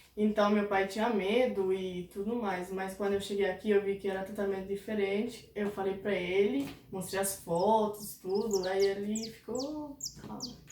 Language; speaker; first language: Portuguese; non-native, fluent; Italian